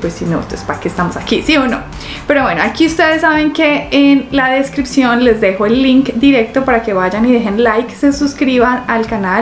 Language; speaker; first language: Spanish; native; Spanish